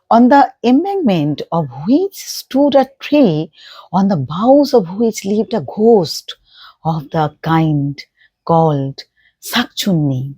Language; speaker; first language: English; non-native, local second language; Bangla